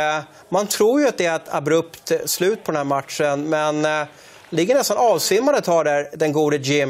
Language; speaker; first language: Swedish; native; Swedish